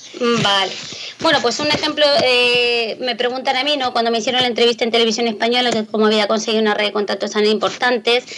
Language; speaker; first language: Spanish; native; Spanish